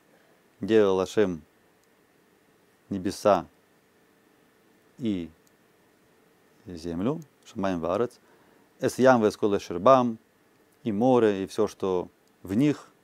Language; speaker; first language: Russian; native; Russian